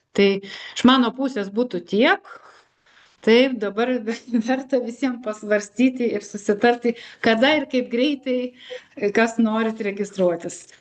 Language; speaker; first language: Lithuanian; native; Lithuanian